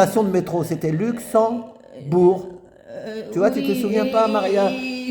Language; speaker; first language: French; native; French